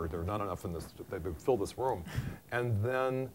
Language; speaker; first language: English; native; English